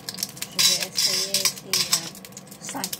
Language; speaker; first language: French; non-native, fluent; Vietnamese